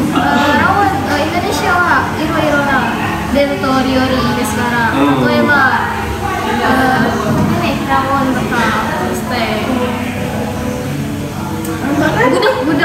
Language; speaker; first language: Japanese; non-native, learner; Indonesian